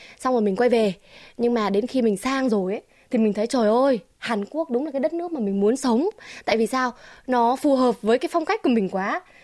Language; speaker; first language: Vietnamese; native; Vietnamese